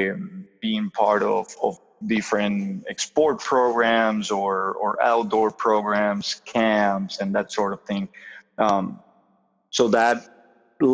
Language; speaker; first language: English; non-native, fluent; Spanish